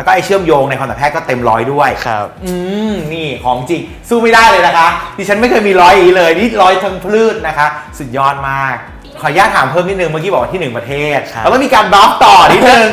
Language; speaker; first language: Thai; native; Thai